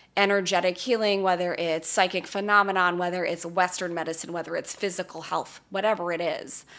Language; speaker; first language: English; native; English